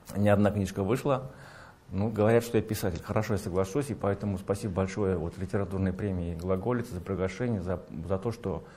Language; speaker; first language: Russian; native; Russian